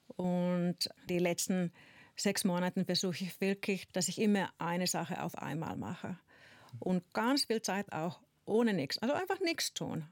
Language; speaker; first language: German; non-native, fluent; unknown